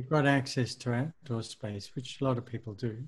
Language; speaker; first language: English; native; English